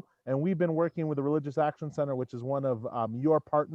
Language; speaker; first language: English; native; English